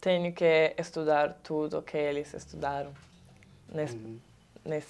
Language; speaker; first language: Portuguese; non-native, learner; Italian